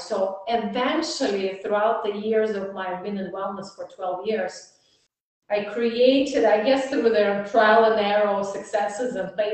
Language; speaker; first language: English; non-native, fluent; Russian